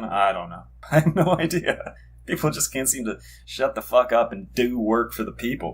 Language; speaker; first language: English; native; English